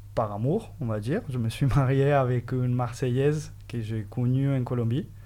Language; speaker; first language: French; non-native, fluent; Spanish